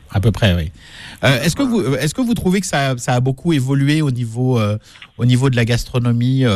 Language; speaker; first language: French; native; French